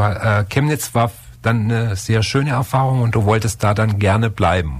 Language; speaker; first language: German; native; German